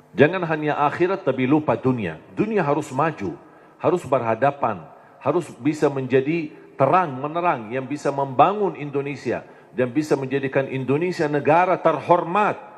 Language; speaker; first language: Indonesian; non-native, fluent; Arabic